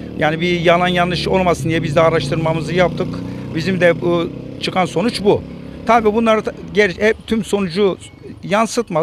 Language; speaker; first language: Turkish; native; Turkish